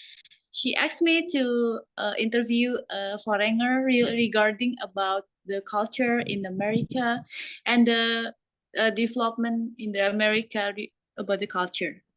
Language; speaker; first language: English; non-native, learner; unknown